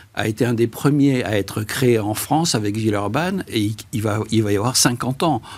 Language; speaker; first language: French; native; French